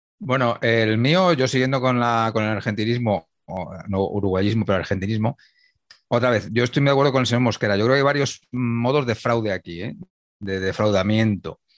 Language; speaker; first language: Spanish; native; Spanish